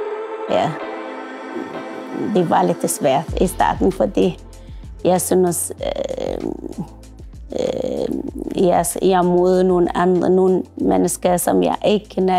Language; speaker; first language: Danish; non-native, fluent; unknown